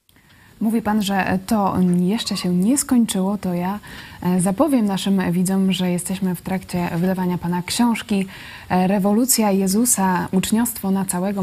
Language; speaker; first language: Polish; native; Polish